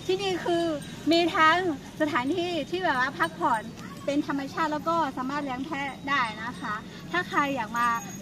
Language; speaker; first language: Thai; non-native, local second language; Karen languages